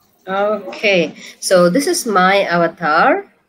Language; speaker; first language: English; non-native, local second language; Tamil